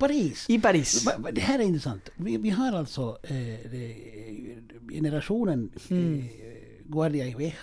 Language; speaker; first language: Swedish; native; Swedish